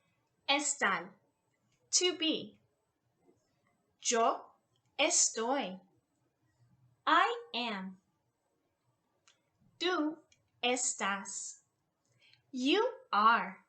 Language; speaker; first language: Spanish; non-native, fluent; English